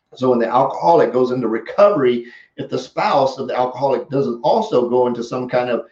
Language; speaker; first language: English; native; English